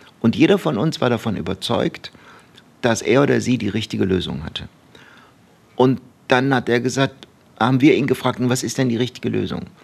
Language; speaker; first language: German; early bilingual, other home language; Turkish